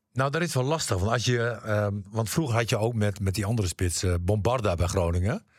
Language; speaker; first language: Dutch; native; Dutch